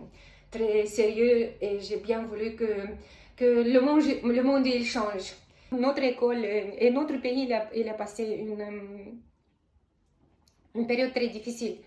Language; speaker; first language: French; non-native, fluent; Romanian